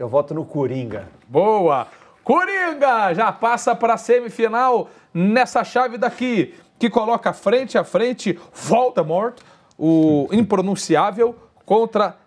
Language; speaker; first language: Portuguese; native; Portuguese